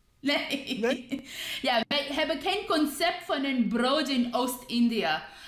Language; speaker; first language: Dutch; non-native, learner; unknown